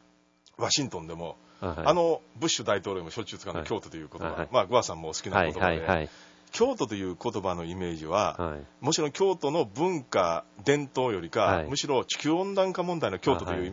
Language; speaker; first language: Japanese; native; Japanese